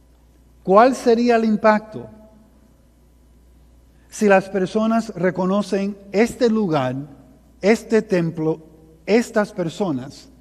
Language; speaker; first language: Spanish; early bilingual, heritage; Spanish